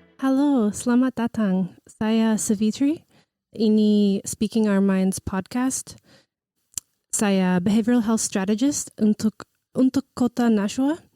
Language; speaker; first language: Indonesian; early bilingual, heritage; English